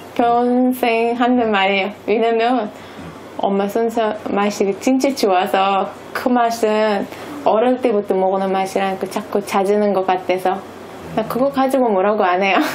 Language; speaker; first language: Korean; non-native, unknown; Uzbek